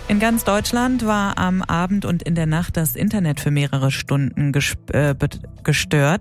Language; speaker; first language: German; native; German